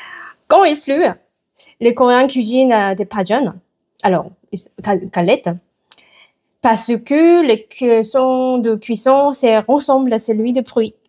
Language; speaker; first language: French; non-native, learner; Korean